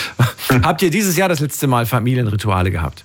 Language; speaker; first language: German; native; German